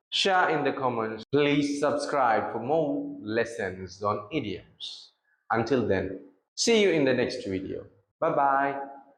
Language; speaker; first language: English; non-native, local second language; Tamil